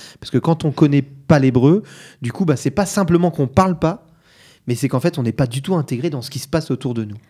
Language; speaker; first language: French; native; French